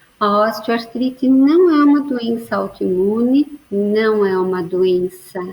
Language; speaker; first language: Portuguese; native; Portuguese